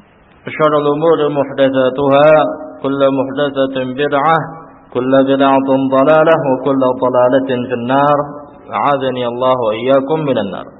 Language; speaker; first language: Arabic; non-native, fluent; Indonesian